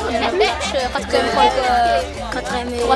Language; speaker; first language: French; non-native, learner; Malagasy